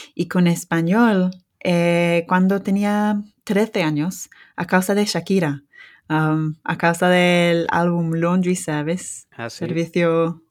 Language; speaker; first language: Spanish; non-native, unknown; English